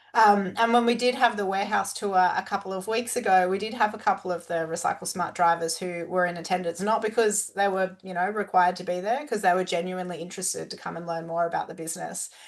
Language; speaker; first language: English; native; English